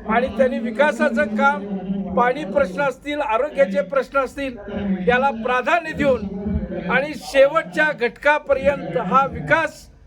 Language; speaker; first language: Marathi; native; Marathi